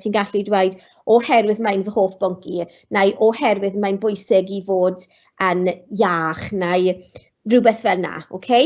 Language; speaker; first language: Welsh; non-native, local second language; English